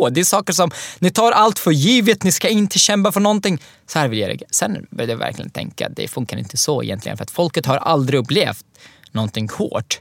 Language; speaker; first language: Swedish; non-native, fluent; Arabic